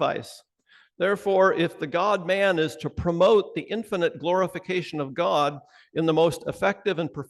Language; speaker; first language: English; native; English